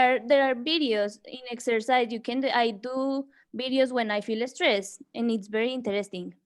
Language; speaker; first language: English; non-native, learner; Spanish